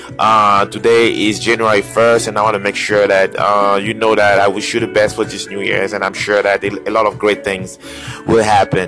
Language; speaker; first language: English; non-native, local second language; French